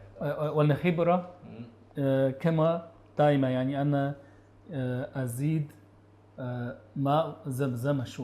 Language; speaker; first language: Arabic; non-native, learner; Chinese